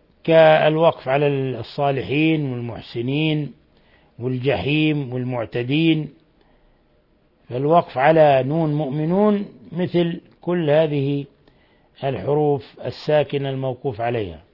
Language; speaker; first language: Arabic; native; Arabic